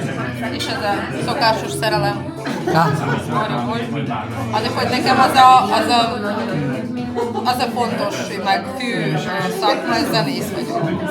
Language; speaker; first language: Hungarian; non-native, learner; Russian